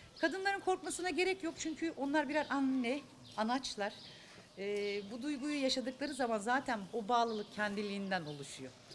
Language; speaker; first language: Turkish; native; Turkish